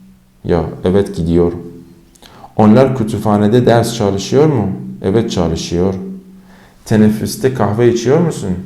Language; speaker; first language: Turkish; non-native, fluent; Persian